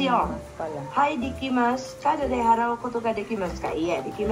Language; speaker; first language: Japanese; non-native, fluent; Filipino